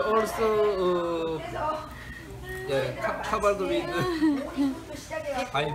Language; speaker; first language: English; non-native, learner; Korean